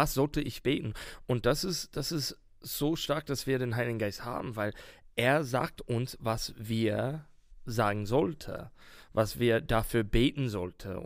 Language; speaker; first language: German; non-native, learner; English